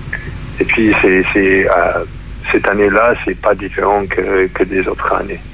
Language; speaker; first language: French; non-native, fluent; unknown